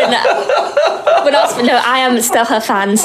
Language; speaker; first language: English; native; English